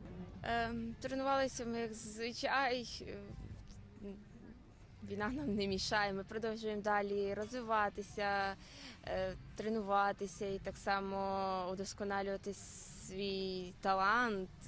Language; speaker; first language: Ukrainian; native; Ukrainian